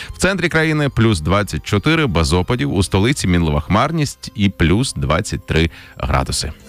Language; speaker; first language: Ukrainian; native; Ukrainian